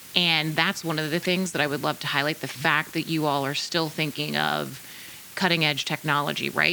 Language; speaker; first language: English; native; English